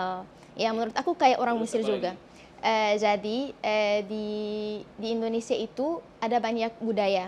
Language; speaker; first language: Indonesian; non-native, fluent; Arabic